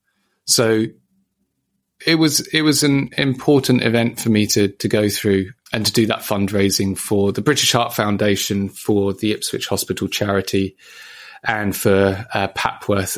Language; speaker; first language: English; native; English